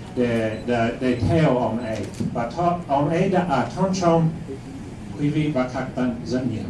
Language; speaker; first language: Vietnamese; non-native, fluent; English